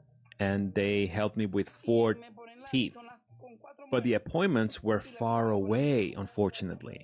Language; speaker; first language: English; native; English